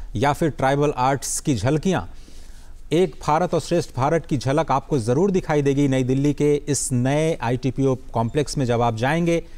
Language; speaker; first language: Hindi; native; Hindi